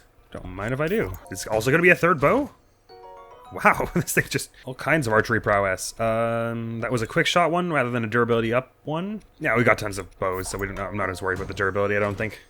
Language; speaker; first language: English; native; English